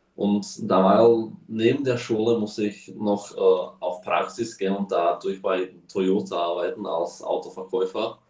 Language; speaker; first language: German; early bilingual, heritage; German